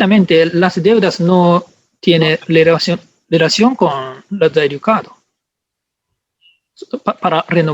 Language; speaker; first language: Spanish; non-native, learner; Japanese